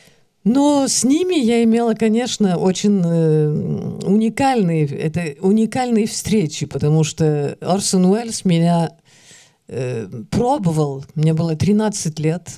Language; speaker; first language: Russian; early bilingual, heritage; Russian